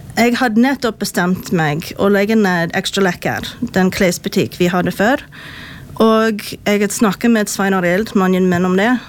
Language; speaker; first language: Norwegian; non-native, fluent; English